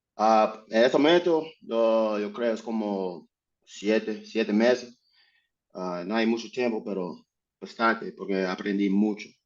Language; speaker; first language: Spanish; non-native, learner; English